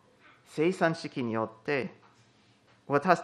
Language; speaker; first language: Japanese; non-native, fluent; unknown